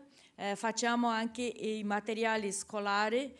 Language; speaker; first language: Italian; non-native, learner; Portuguese